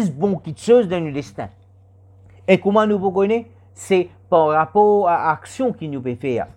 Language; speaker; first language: French; non-native, learner; Morisyen